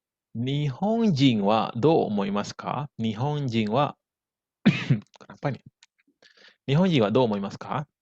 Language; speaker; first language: Japanese; non-native, fluent; Indonesian